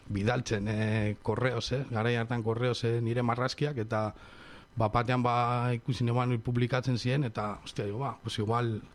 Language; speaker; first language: Basque; non-native, local second language; Spanish